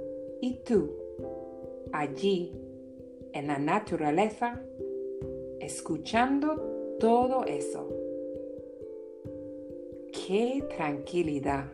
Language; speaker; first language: Spanish; non-native, fluent; English